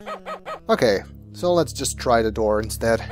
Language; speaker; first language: English; native; English